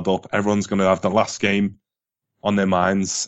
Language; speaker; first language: English; native; English